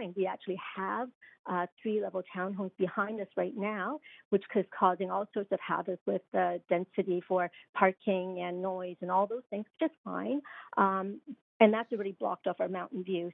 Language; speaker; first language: English; non-native, local second language; Cantonese